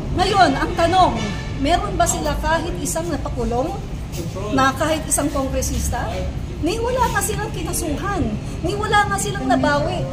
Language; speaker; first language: Filipino; non-native, local second language; Cebuano